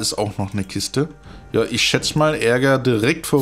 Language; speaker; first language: German; native; German